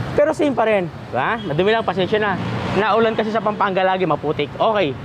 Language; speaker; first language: Filipino; non-native, local second language; Pampanga